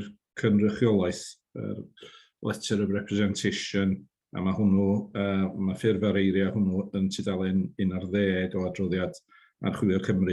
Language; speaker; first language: Welsh; native; Welsh